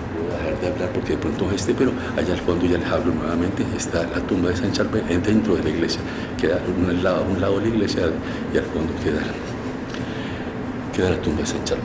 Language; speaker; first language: Spanish; native; Spanish